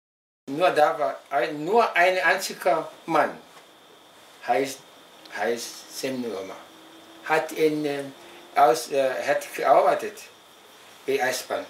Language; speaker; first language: German; non-native, local second language; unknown